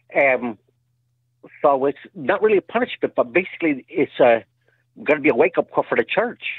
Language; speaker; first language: English; native; English